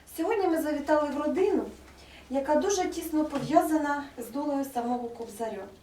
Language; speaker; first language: Ukrainian; native; Ukrainian